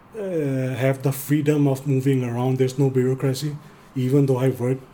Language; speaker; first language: English; non-native, fluent; Danish